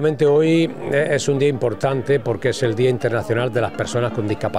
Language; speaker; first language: Spanish; native; Spanish